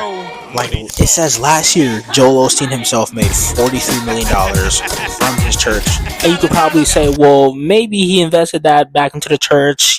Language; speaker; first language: English; native; English